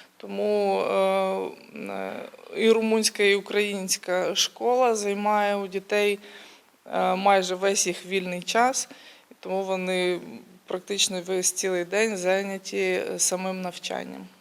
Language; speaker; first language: Ukrainian; native; Ukrainian